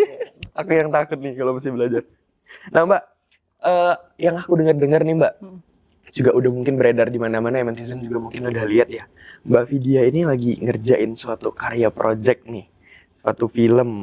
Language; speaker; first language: Indonesian; native; Indonesian